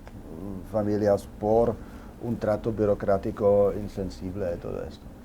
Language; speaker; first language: Spanish; non-native, fluent; Czech